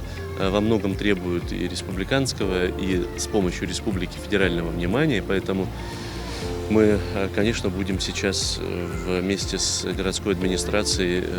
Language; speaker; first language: Russian; native; Russian